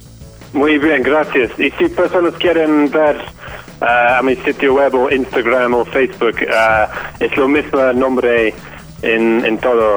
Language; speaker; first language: Spanish; non-native, fluent; English